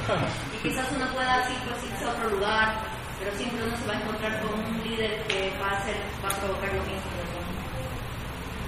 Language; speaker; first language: Spanish; native; Spanish